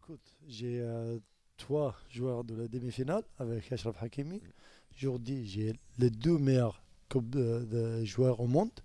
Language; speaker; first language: French; non-native, learner; Arabic